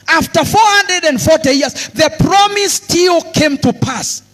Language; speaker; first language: English; non-native, local second language; Swahili